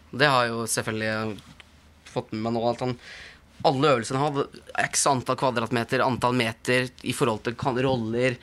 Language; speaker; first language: Norwegian; native; Norwegian